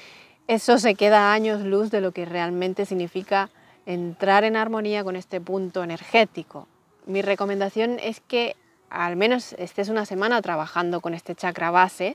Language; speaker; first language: Spanish; native; Spanish